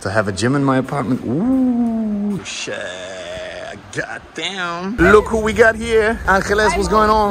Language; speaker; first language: English; non-native, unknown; German